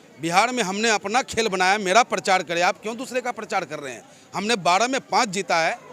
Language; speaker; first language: Hindi; native; Hindi